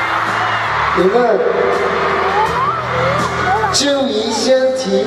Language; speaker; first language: Chinese; non-native, learner; Korean